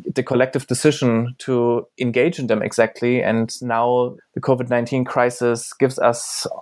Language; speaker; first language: English; non-native, fluent; German